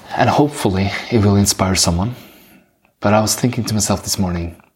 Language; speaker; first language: English; non-native, fluent; Norwegian